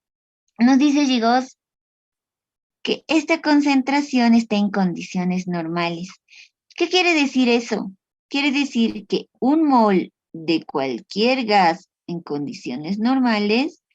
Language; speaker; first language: Spanish; native; Spanish